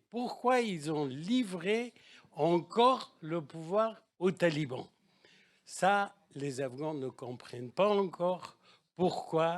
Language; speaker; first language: French; non-native, fluent; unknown